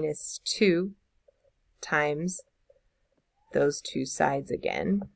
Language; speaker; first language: English; native; English